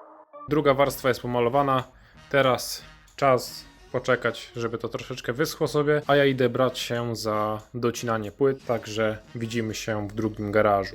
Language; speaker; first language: Polish; native; Polish